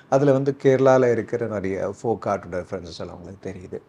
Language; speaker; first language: Tamil; non-native, local second language; Kannada